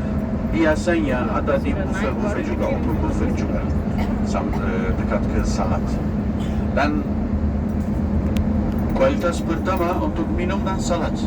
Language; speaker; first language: Indonesian; non-native, fluent; Turkish